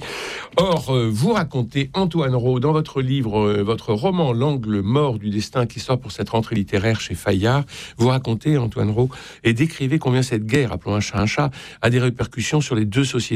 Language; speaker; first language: French; native; French